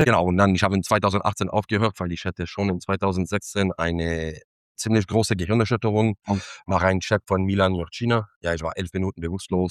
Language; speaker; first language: German; non-native, fluent; English